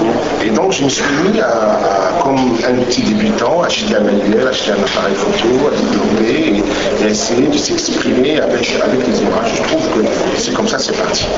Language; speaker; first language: French; non-native, local second language; Arabic